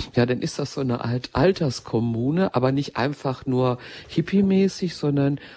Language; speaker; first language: German; native; German